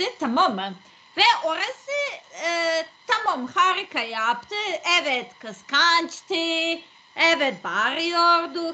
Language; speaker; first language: Turkish; non-native, learner; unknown